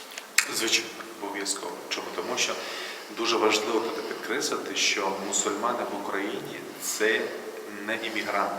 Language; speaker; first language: Ukrainian; non-native, local second language; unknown